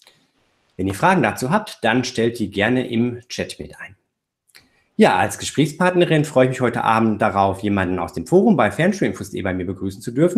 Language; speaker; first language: German; native; German